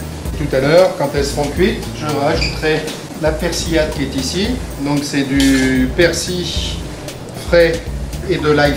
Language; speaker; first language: French; native; French